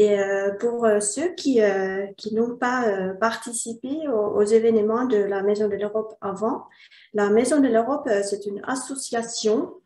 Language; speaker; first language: French; non-native, learner; Finnish